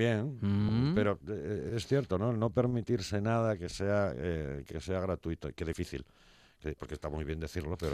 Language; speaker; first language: Spanish; native; Spanish